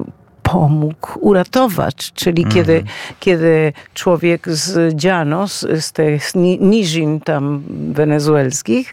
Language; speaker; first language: Polish; non-native, fluent; Spanish